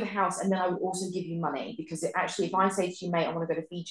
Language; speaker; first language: English; native; English